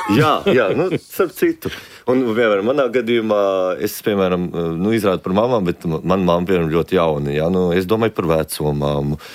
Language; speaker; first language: Latvian; native; Latvian